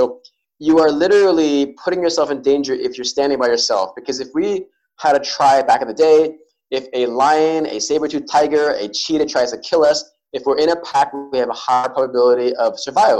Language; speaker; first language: English; native; English